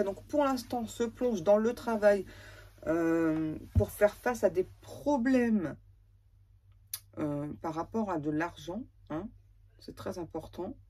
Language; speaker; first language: French; native; French